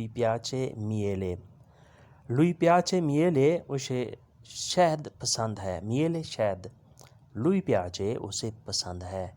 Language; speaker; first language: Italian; non-native, learner; Urdu